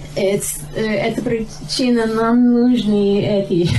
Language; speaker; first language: Russian; non-native, learner; English